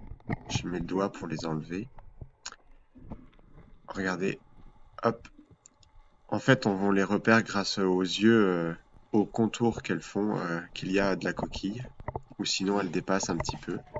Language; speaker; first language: French; native; French